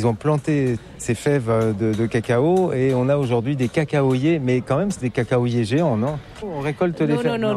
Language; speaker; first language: French; native; French